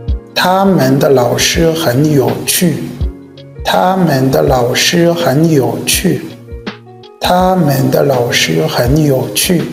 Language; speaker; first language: Chinese; non-native, fluent; French